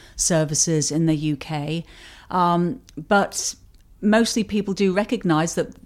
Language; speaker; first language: English; native; English